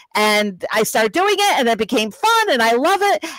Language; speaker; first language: English; native; English